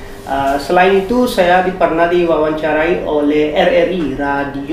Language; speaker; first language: Indonesian; non-native, fluent; Hindi